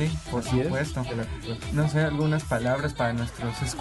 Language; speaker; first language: Spanish; native; Spanish